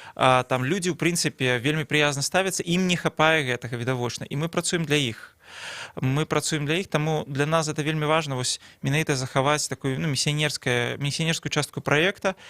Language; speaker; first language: Belarusian; non-native, local second language; Russian